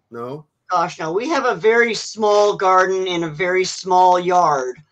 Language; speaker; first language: English; native; English